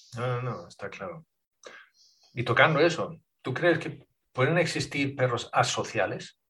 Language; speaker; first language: Spanish; non-native, fluent; Swedish